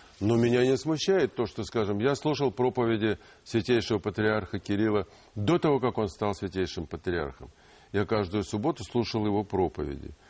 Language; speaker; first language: Russian; non-native, local second language; Ukrainian